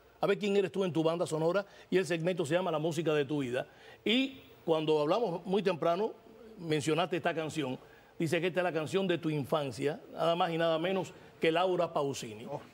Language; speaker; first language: Spanish; native; Spanish